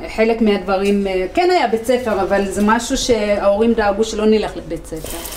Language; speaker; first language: Hebrew; early bilingual, other home language; Amharic